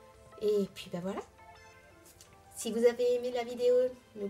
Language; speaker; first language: French; native; French